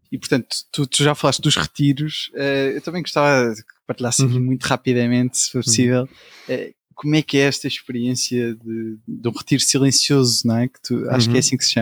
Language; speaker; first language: Portuguese; native; Portuguese